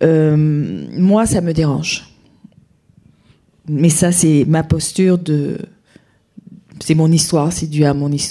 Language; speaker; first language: French; native; French